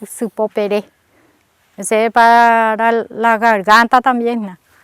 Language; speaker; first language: Spanish; non-native, local second language; Guarani